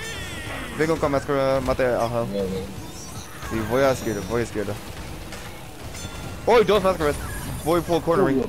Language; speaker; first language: Spanish; non-native, learner; English